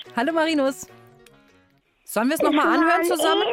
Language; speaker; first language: German; native; German